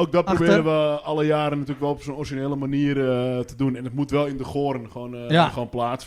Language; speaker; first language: Dutch; native; Dutch